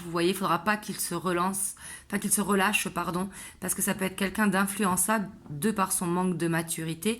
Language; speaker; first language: French; native; French